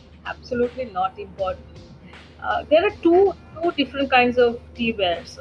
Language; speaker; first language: English; non-native, local second language; Bangla